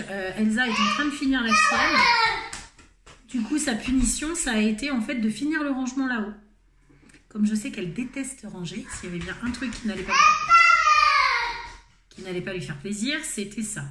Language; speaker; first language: French; native; French